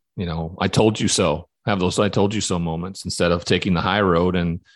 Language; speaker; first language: English; native; English